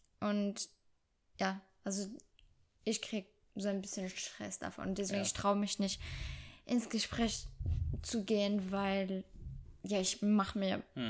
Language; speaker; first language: German; non-native, fluent; French